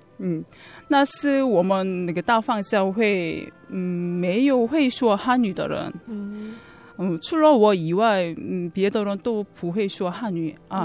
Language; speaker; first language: Chinese; non-native, fluent; Korean